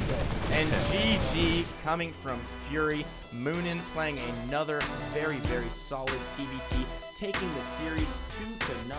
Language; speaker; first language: English; native; English